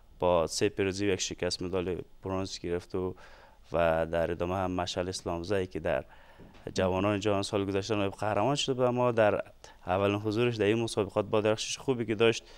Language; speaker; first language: Persian; native; Persian